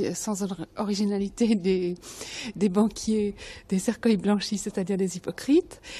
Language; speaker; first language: French; native; French